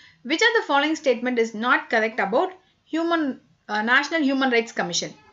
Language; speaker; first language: English; non-native, local second language; Tamil